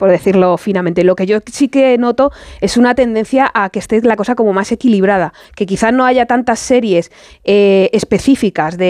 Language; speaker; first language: Spanish; native; Spanish